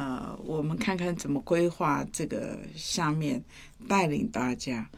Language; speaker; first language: Chinese; native; Chinese